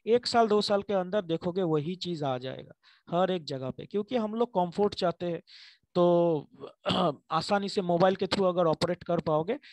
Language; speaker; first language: Hindi; non-native, local second language; Bangla